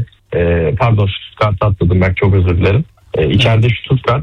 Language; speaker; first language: Turkish; native; Turkish